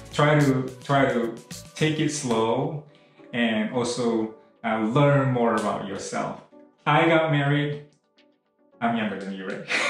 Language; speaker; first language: English; non-native, fluent; Indonesian